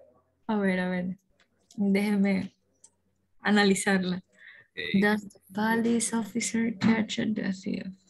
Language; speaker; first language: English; non-native, learner; Spanish